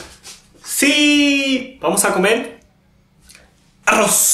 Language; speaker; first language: Spanish; non-native, fluent; Japanese